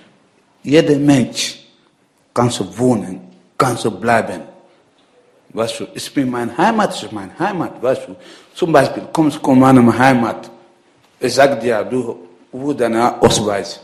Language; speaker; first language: German; non-native, learner; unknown